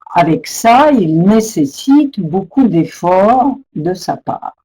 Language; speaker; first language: French; non-native, fluent; Russian